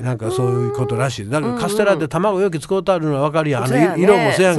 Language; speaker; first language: Japanese; native; Japanese